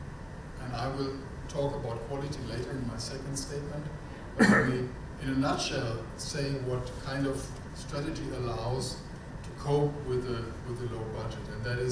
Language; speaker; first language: English; non-native, fluent; German